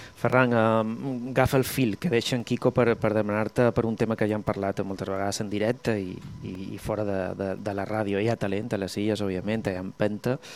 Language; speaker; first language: Catalan; native; Catalan